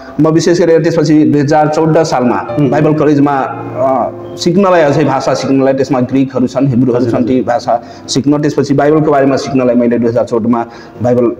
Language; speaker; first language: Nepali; non-native, local second language; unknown